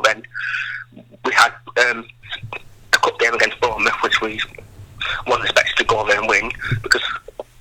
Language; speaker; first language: English; native; English